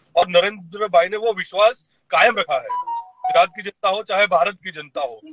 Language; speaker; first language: Hindi; non-native, local second language; Gujarati